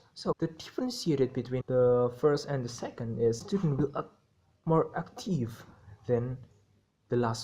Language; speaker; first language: English; non-native, learner; Indonesian